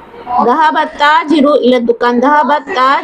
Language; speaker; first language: Arabic; non-native, fluent; Urdu